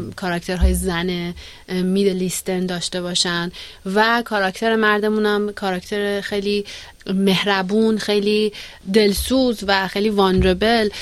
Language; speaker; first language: Persian; native; Persian